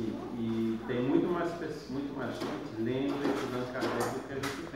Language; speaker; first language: Portuguese; non-native, fluent; French